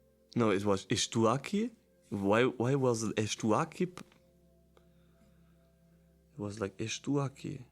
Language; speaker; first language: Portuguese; non-native, learner; German